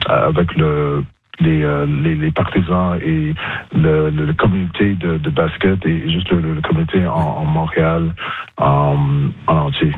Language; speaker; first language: French; non-native, local second language; English